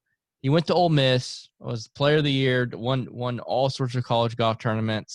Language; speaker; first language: English; native; English